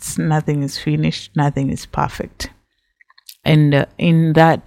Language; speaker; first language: English; non-native, local second language; Swahili